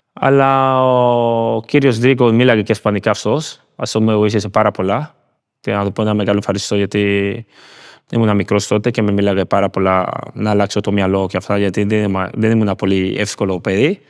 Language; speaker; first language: Greek; non-native, learner; Spanish